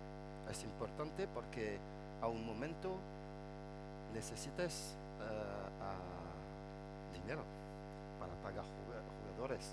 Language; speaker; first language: Spanish; non-native, fluent; French